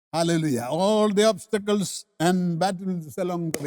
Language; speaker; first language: English; non-native, local second language; Malayalam